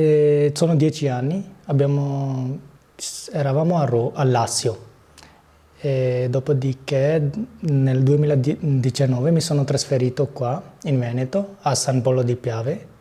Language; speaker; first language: Italian; early bilingual, other home language; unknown